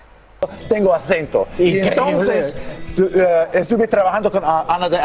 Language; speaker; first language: Spanish; non-native, learner; English